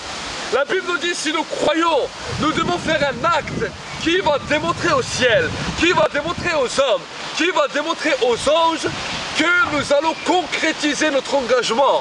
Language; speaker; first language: French; native; French